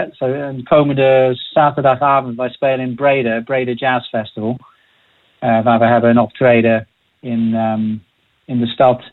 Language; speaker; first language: Dutch; non-native, fluent; English